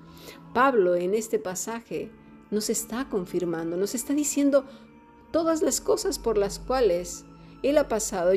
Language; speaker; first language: Spanish; native; Spanish